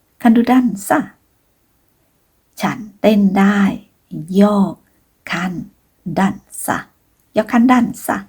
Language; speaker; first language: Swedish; non-native, fluent; Thai